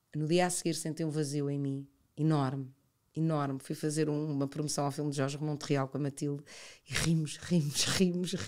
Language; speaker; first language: Portuguese; native; Portuguese